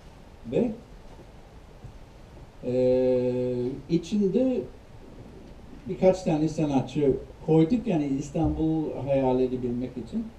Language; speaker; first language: Turkish; non-native, fluent; English